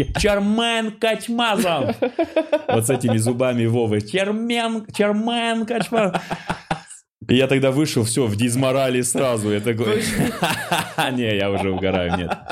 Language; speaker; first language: Russian; non-native, local second language; Ossetic